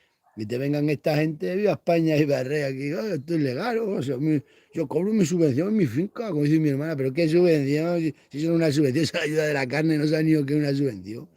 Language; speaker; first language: Spanish; native; Spanish